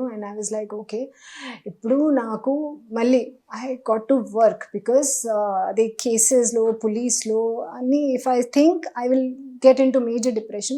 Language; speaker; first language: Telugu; non-native, learner; Hindi